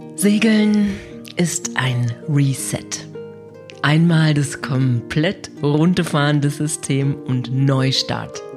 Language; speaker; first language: German; native; German